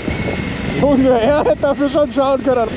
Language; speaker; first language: German; native; German